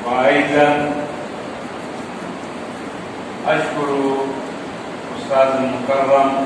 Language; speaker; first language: Arabic; non-native, learner; Urdu